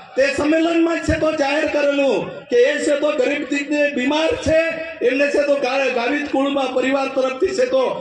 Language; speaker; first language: Gujarati; non-native, local second language; Kukna